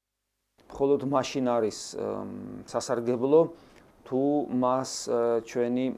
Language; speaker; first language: Georgian; native; Georgian